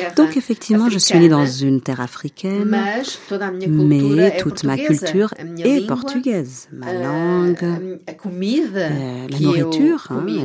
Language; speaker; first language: French; non-native, fluent; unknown